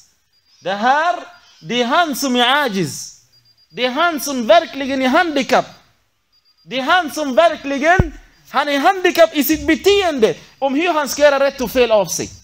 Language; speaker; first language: Swedish; non-native, fluent; Arabic